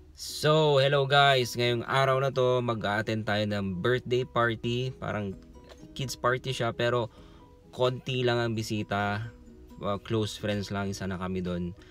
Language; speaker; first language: Filipino; non-native, local second language; Iloko